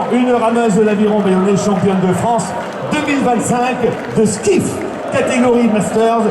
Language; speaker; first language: French; native; French